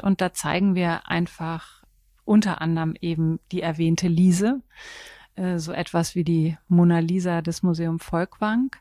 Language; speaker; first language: German; native; German